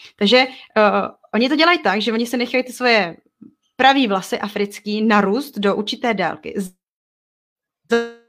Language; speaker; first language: Czech; native; Czech